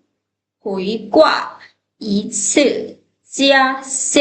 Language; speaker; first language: Chinese; non-native, fluent; Lao